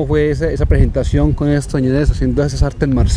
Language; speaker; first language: Spanish; native; Spanish